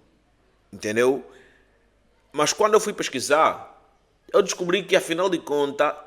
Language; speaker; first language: Portuguese; native; Portuguese